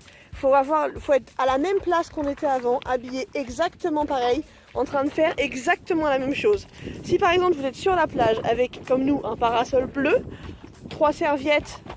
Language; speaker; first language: French; native; French